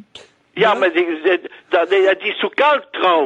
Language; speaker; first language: German; non-native, learner; French